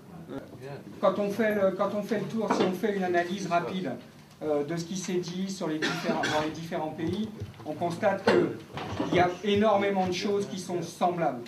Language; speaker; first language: French; native; French